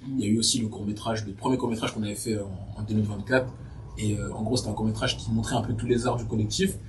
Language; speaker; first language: French; early bilingual, other home language; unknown